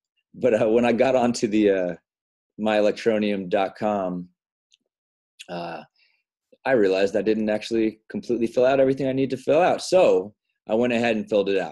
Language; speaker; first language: English; native; English